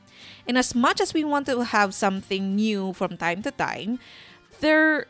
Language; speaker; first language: English; non-native, local second language; Bikol